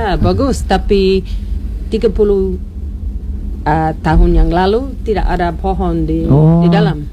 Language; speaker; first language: Indonesian; non-native, learner; English